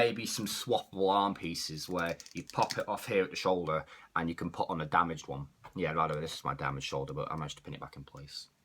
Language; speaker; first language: English; native; English